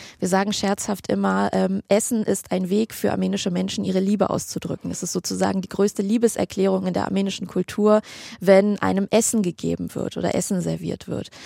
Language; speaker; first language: German; early bilingual, other home language; Armenian